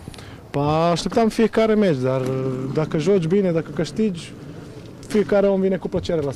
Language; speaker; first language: Romanian; non-native, fluent; Croatian